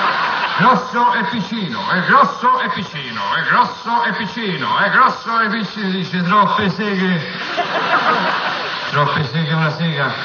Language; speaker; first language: Italian; native; Italian